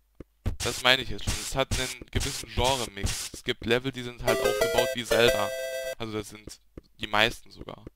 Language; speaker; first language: German; native; German